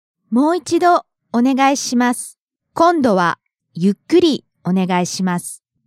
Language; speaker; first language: Japanese; native; Japanese